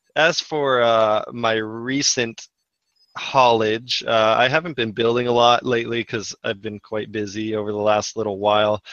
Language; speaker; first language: English; native; English